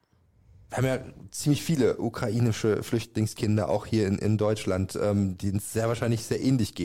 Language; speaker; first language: German; native; German